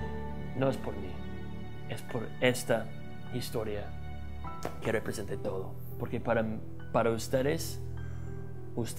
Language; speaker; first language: Spanish; non-native, fluent; English